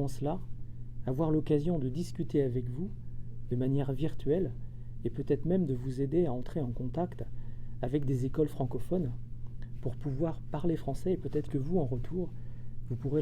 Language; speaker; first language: French; native; French